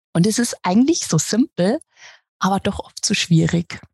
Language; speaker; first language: German; native; German